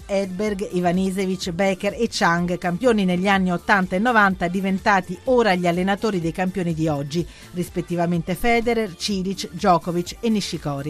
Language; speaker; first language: Italian; native; Italian